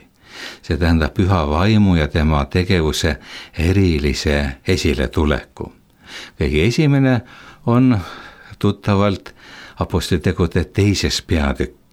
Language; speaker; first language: Estonian; native; Estonian